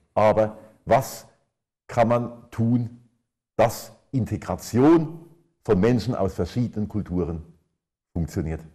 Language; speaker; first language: German; native; German